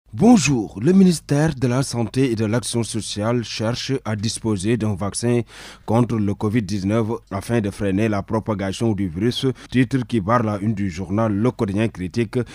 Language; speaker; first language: French; non-native, local second language; Wolof